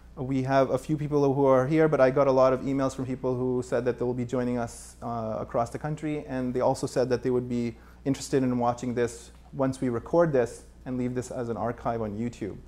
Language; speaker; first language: English; native; English